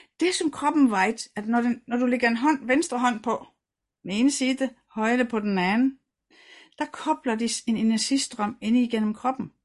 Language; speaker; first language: Danish; native; Danish